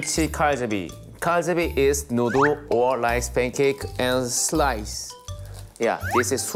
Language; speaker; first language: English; non-native, learner; Korean